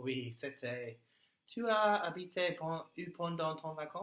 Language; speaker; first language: French; non-native, learner; English